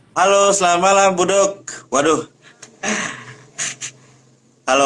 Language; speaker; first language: Indonesian; native; Indonesian